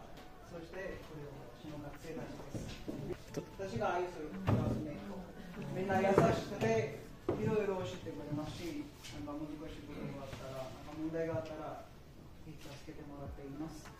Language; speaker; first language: Japanese; non-native, learner; Punjabi